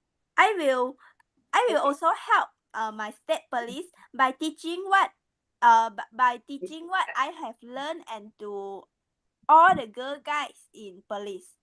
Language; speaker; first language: English; non-native, learner; Malay